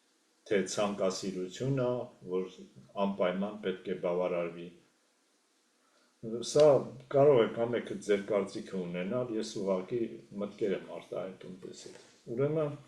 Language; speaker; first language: Armenian; native; Armenian